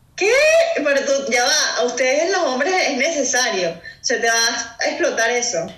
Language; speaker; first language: Spanish; native; Spanish